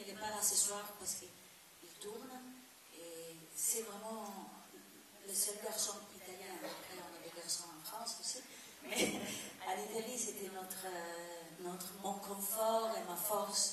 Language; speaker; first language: French; non-native, fluent; Italian